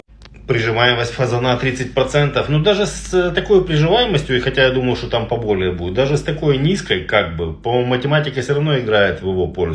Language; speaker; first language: Russian; native; Russian